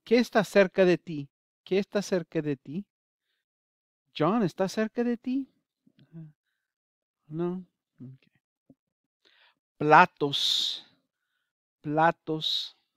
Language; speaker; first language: Spanish; non-native, fluent; English